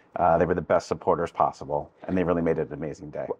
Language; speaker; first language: English; native; English